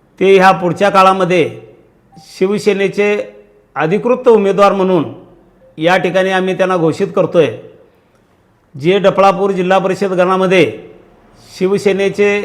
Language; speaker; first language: Marathi; native; Marathi